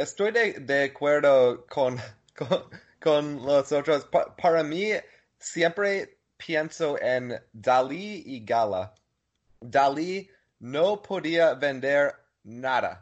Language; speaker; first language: Spanish; non-native, learner; English